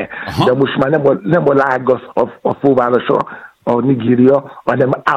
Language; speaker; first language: Hungarian; non-native, fluent; Yoruba